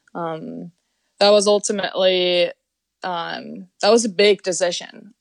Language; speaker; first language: English; non-native, fluent; German